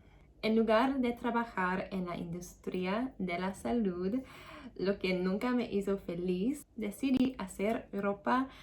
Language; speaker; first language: Spanish; non-native, learner; English